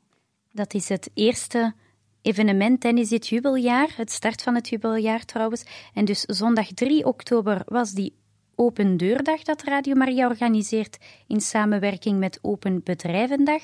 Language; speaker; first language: Dutch; native; Dutch